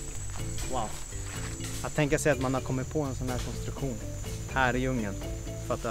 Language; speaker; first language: Swedish; native; Swedish